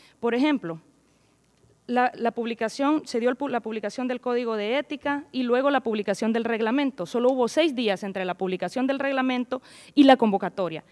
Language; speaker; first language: Spanish; native; Spanish